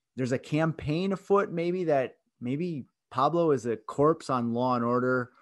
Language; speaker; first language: English; native; English